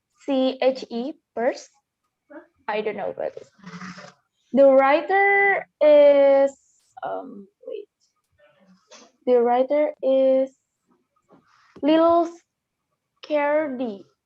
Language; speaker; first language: English; non-native, learner; Indonesian